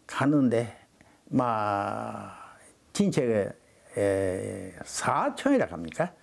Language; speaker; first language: Korean; early bilingual, heritage; Korean